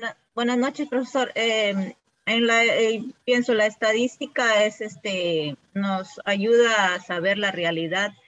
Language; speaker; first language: Spanish; native; Spanish